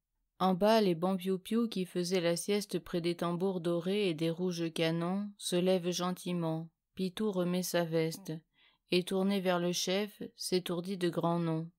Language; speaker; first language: French; native; French